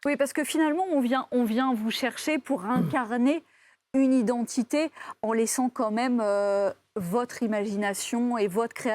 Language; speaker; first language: French; native; French